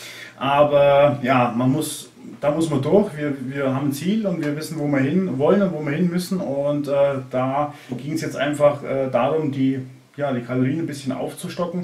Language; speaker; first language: German; native; German